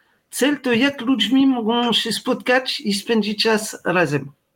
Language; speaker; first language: Polish; non-native, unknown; French